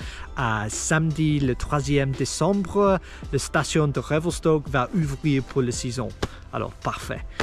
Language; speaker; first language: French; non-native, learner; English